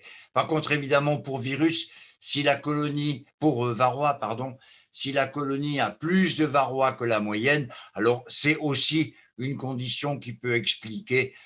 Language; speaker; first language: French; native; French